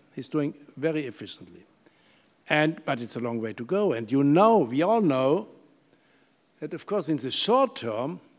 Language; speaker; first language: English; non-native, fluent; German